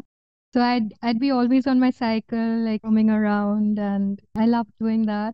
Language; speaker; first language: English; non-native, local second language; Bangla